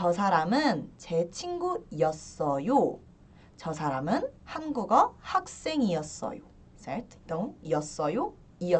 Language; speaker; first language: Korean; early bilingual, heritage; Korean